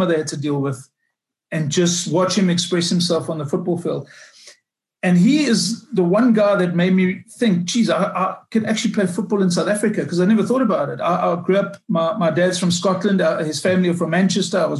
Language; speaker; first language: English; native; English